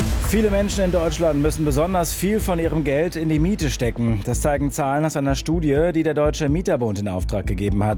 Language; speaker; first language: German; native; German